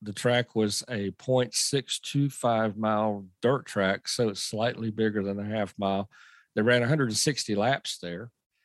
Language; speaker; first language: English; native; English